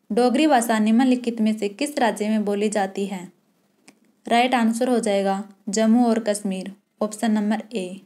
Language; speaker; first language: Hindi; native; Hindi